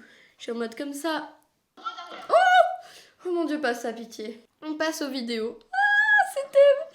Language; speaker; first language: French; native; French